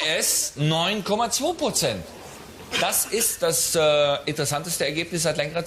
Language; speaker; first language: German; native; German